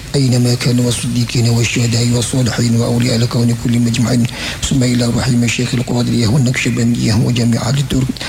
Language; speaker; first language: Arabic; non-native, fluent; Javanese